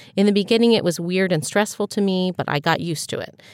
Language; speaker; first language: English; native; English